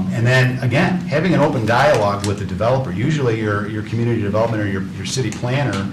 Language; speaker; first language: English; native; English